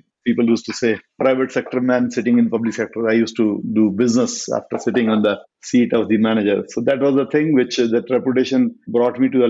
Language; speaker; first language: English; non-native, local second language; Hindi